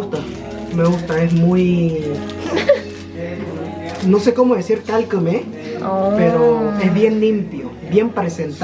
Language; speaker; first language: Spanish; non-native, learner; Korean